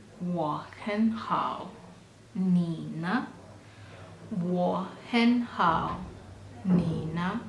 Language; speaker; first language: Chinese; non-native, fluent; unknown